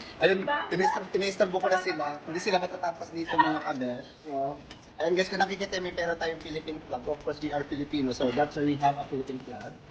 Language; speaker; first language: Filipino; native; Filipino